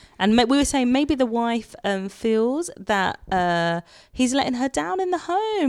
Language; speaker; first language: English; native; English